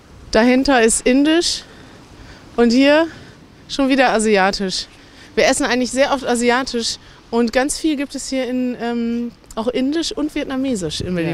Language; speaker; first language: German; native; German